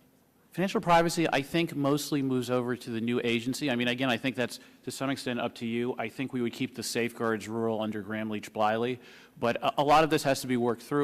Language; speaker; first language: English; native; English